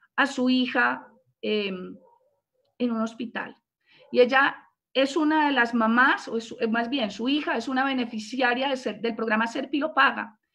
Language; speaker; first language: Spanish; native; Spanish